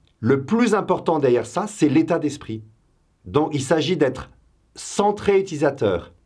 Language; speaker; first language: French; native; French